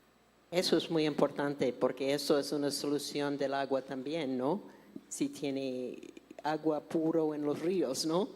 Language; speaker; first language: Spanish; non-native, fluent; English